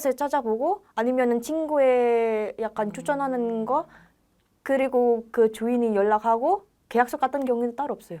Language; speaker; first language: Korean; non-native, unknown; Indonesian